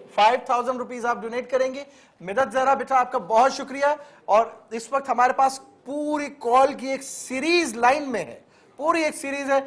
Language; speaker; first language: Urdu; native; Urdu